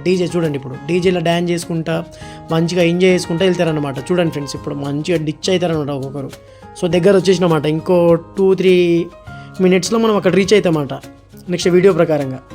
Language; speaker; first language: Telugu; non-native, local second language; Lambadi